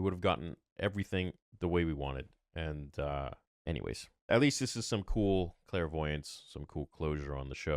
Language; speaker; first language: English; native; English